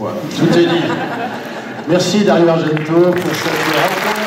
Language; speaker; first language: French; native; French